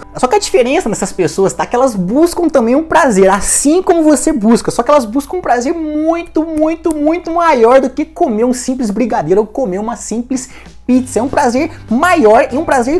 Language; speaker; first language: Portuguese; native; Portuguese